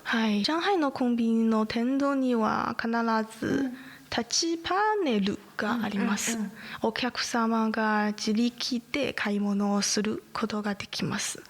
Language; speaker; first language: Japanese; non-native, learner; Chinese